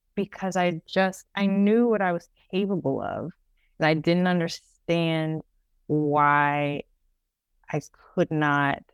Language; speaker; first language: English; native; English